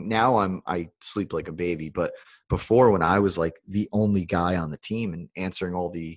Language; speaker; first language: English; native; English